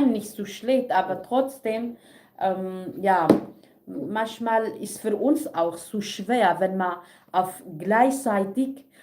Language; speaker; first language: German; non-native, learner; Kurdish